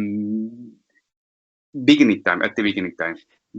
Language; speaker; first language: English; non-native, learner; Turkish